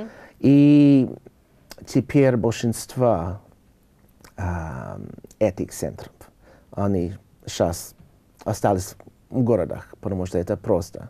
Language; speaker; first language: Russian; non-native, learner; English